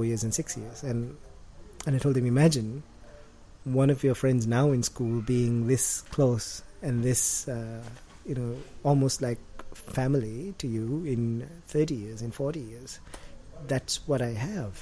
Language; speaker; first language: English; non-native, local second language; Sinhala